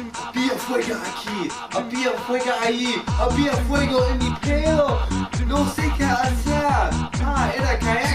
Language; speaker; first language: Spanish; non-native, learner; English